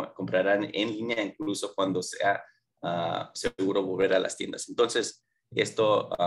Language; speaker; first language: Spanish; early bilingual, heritage; Spanish